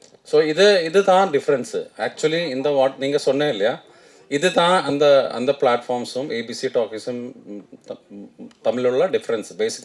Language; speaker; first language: Tamil; non-native, fluent; Malayalam